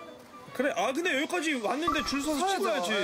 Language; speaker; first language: Korean; native; Korean